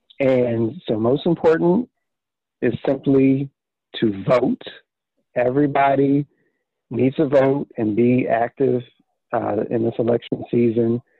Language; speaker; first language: English; native; English